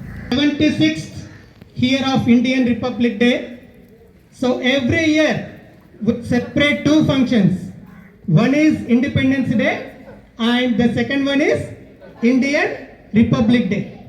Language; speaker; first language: English; non-native, local second language; Telugu